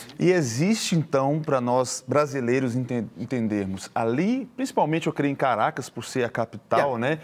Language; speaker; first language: Portuguese; native; Portuguese